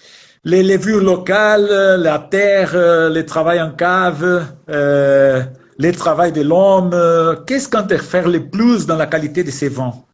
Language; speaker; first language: French; non-native, learner; Portuguese